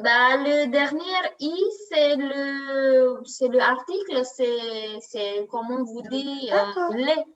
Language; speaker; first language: French; non-native, learner; Romanian